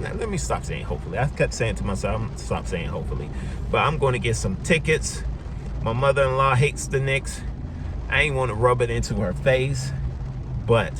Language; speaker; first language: English; native; English